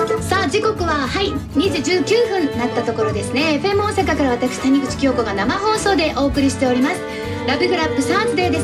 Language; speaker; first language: Japanese; native; Japanese